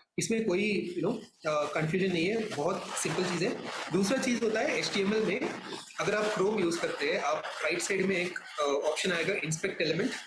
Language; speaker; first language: Hindi; non-native, local second language; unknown